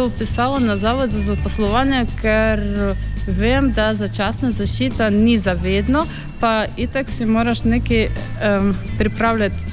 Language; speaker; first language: Slovenian; non-native, fluent; Ukrainian